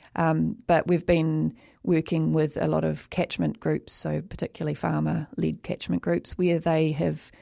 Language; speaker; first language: English; native; English